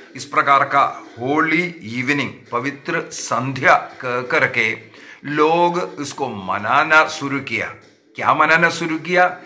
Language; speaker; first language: Hindi; non-native, local second language; Malayalam